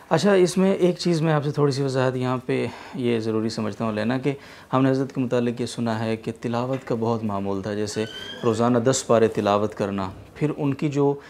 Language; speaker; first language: Urdu; native; Urdu